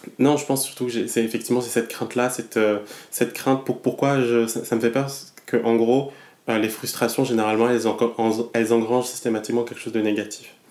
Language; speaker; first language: French; non-native, local second language; Malagasy